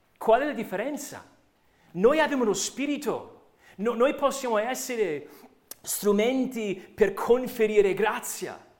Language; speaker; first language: Italian; non-native, fluent; English